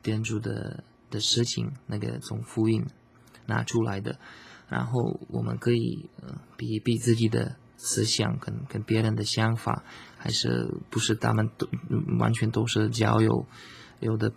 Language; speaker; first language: Chinese; non-native, fluent; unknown